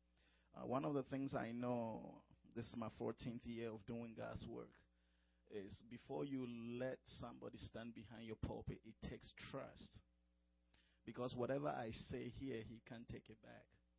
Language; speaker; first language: English; non-native, local second language; Akan